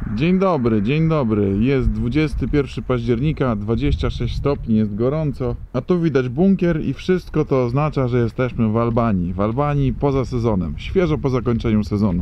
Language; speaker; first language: Polish; native; Polish